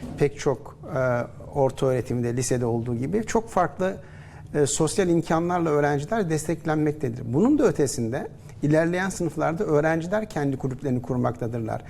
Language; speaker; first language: Turkish; native; Turkish